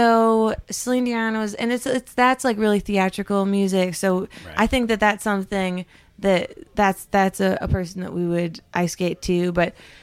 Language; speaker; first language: English; native; English